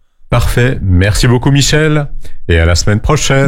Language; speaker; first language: French; native; French